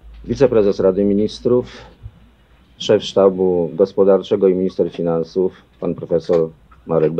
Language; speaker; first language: Polish; native; Polish